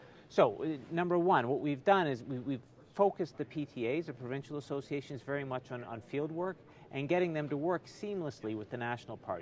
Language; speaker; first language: English; native; English